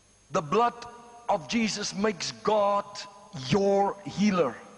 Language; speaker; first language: English; non-native, local second language; Afrikaans